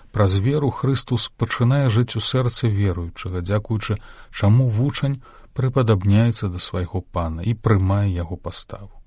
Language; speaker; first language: Belarusian; native; Belarusian